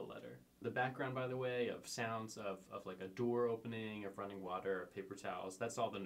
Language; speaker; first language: English; native; English